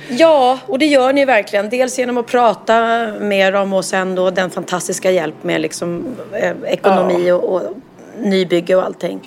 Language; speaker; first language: Swedish; native; Swedish